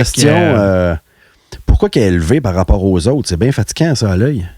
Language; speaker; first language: French; native; French